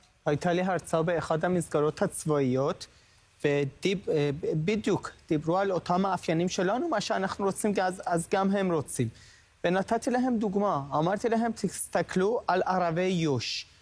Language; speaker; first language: Hebrew; non-native, fluent; Persian